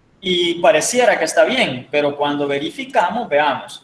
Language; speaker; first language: Spanish; native; Spanish